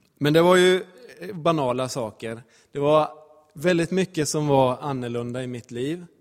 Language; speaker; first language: Swedish; native; Swedish